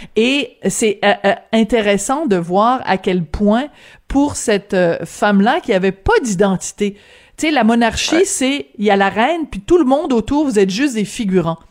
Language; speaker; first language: French; native; French